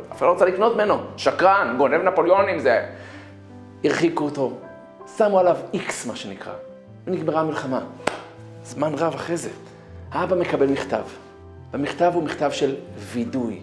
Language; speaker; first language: Hebrew; native; Hebrew